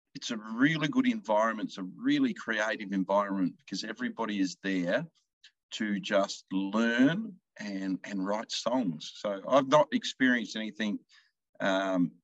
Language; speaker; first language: English; native; English